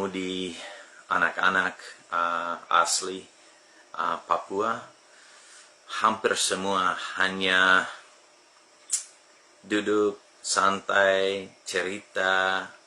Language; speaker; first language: Indonesian; non-native, fluent; English